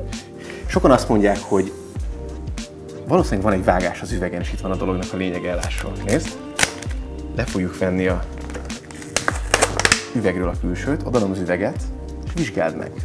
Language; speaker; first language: Hungarian; native; Hungarian